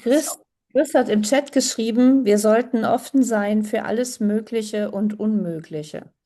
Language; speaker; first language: German; native; German